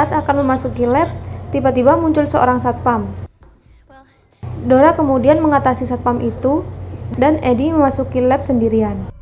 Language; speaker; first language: Indonesian; native; Indonesian